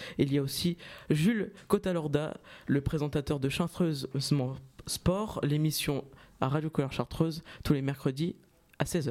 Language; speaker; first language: French; native; French